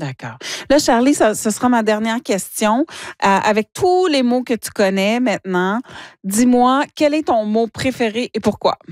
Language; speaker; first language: French; native; French